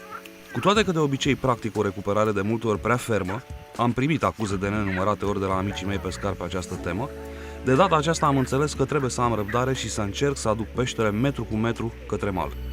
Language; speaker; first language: Romanian; native; Romanian